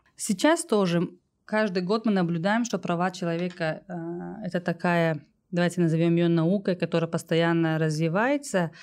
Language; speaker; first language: Russian; non-native, local second language; Tajik